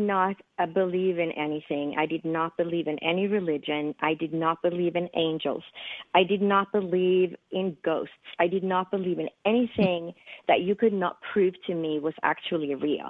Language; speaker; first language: English; non-native, fluent; Swedish